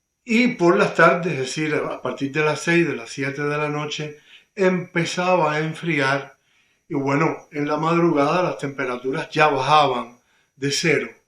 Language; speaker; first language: Spanish; native; Spanish